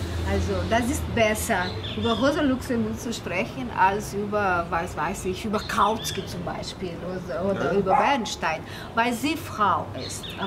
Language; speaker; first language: German; non-native, fluent; Portuguese